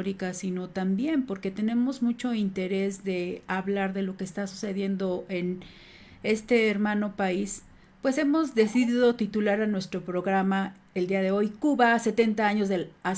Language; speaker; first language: Spanish; native; Spanish